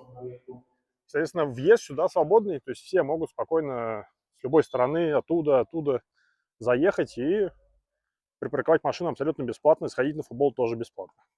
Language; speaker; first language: Russian; native; Russian